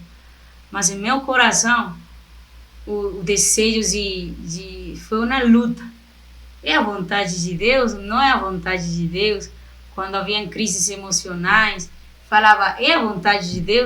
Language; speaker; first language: Portuguese; non-native, fluent; Spanish